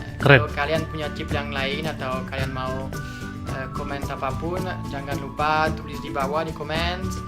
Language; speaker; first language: Indonesian; non-native, fluent; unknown